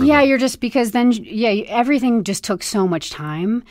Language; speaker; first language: English; native; English